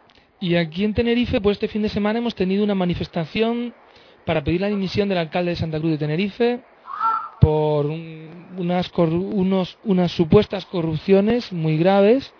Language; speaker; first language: Spanish; native; Spanish